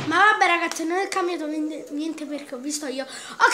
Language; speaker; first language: Italian; native; Italian